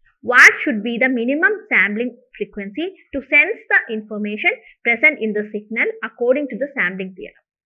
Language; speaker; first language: English; non-native, local second language; Malayalam